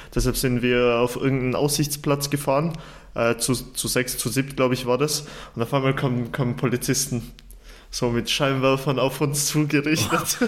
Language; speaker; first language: German; early bilingual, other home language; Turkish